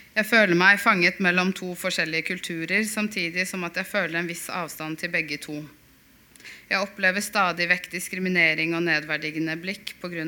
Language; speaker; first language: Norwegian; early bilingual, other home language; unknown